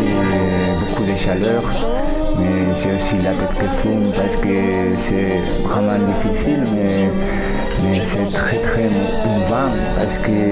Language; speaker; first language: French; non-native, learner; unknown